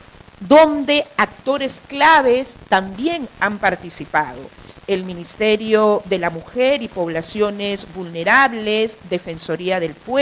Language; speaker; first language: Spanish; native; Spanish